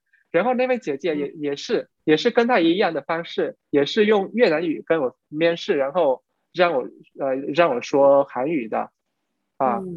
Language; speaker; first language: Chinese; non-native, fluent; Vietnamese